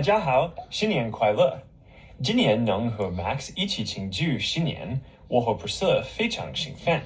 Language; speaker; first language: Chinese; non-native, learner; English